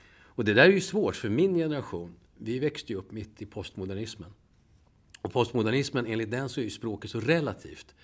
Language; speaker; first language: Swedish; native; Swedish